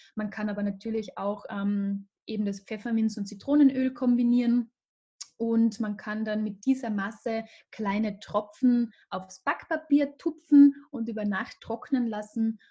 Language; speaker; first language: German; native; German